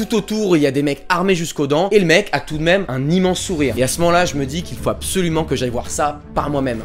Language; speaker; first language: French; native; French